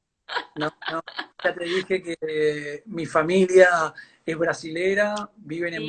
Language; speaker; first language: Spanish; native; Spanish